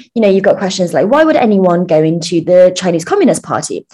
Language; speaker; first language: English; early bilingual, other home language; Chinese